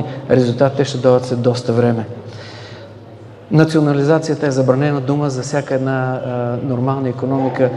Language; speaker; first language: Bulgarian; native; Bulgarian